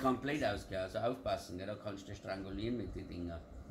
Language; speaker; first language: German; native; German